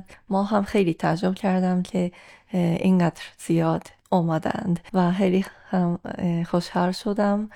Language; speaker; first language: Persian; non-native, fluent; Japanese